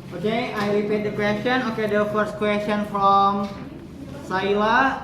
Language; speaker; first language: English; non-native, learner; Indonesian